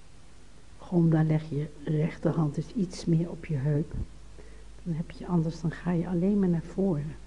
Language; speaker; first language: Dutch; native; Dutch